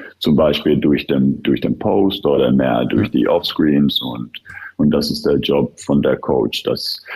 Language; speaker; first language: German; non-native, fluent; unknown